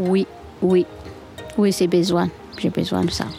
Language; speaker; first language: French; non-native, learner; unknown